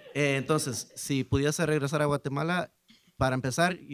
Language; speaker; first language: Spanish; early bilingual, heritage; Spanish